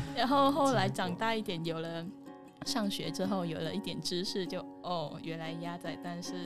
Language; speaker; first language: Chinese; non-native, fluent; Vietnamese